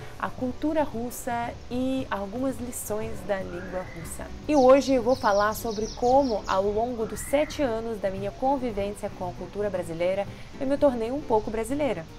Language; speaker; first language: Portuguese; non-native, fluent; Russian